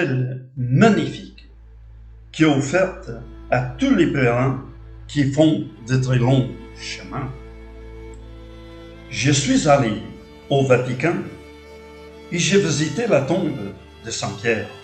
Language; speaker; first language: French; non-native, fluent; Portuguese